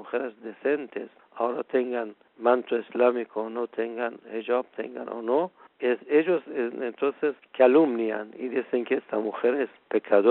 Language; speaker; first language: Spanish; non-native, fluent; Persian